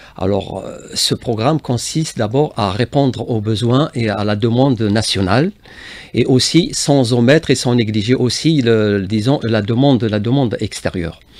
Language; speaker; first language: French; non-native, local second language; Arabic